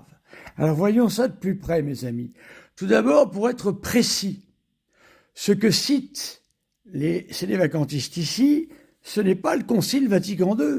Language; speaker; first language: French; native; French